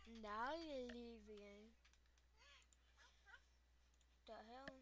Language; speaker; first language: English; native; English